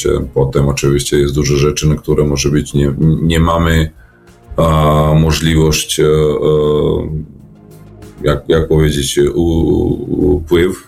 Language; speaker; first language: Polish; non-native, learner; Serbian